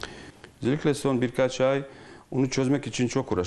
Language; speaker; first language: Turkish; non-native, fluent; Bosnian